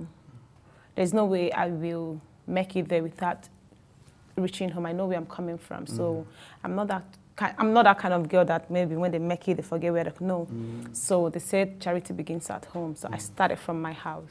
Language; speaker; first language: English; non-native, local second language; Igbo